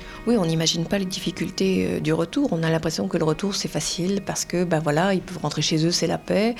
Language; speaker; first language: French; native; French